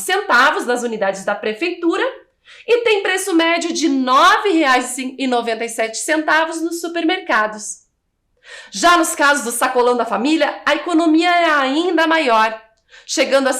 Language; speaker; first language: Portuguese; native; Portuguese